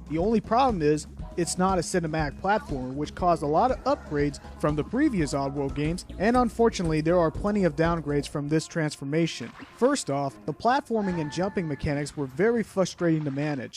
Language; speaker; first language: English; non-native, fluent; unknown